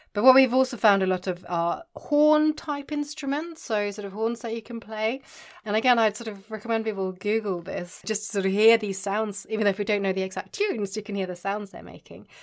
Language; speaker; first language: English; non-native, fluent; Norwegian